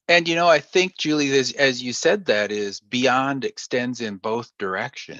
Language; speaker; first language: English; native; English